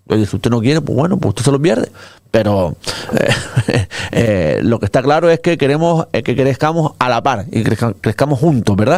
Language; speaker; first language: Spanish; native; Spanish